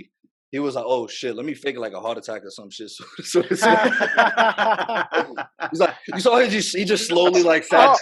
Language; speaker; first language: English; native; English